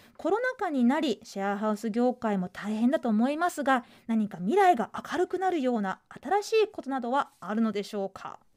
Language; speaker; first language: Japanese; native; Japanese